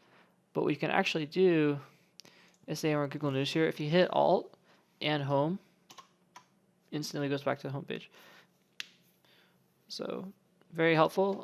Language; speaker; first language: English; native; English